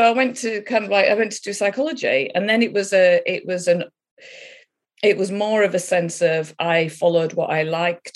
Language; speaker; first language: English; native; English